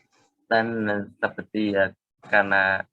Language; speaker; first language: Indonesian; non-native, learner; Khmer